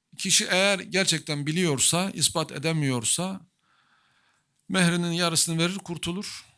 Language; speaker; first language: Turkish; native; Turkish